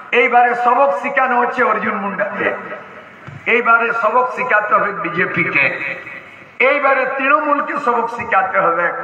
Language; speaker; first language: Bangla; non-native, local second language; Santali